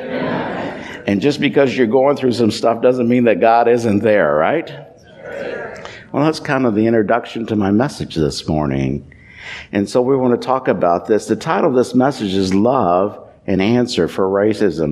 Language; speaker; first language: English; native; English